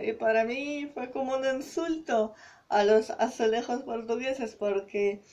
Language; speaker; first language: Spanish; non-native, fluent; Russian